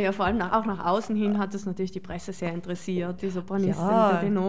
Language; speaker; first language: German; native; German